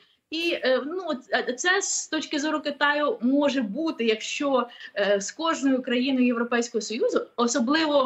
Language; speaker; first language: Ukrainian; native; Ukrainian